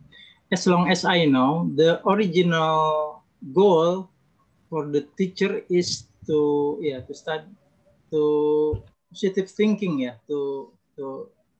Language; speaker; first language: English; non-native, learner; Indonesian